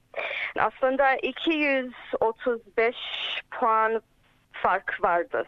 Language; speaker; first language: Turkish; early bilingual, heritage; English